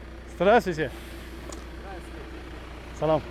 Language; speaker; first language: Russian; non-native, learner; German